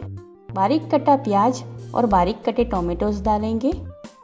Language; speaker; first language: Hindi; non-native, local second language; Gujarati